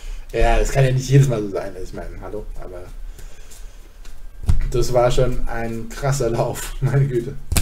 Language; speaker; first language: German; native; German